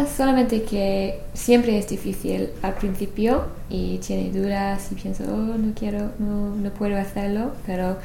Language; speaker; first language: Spanish; non-native, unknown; English